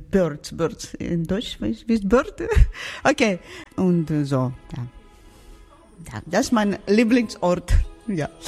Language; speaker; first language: German; non-native, learner; Persian